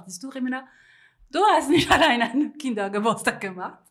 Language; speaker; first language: German; non-native, fluent; French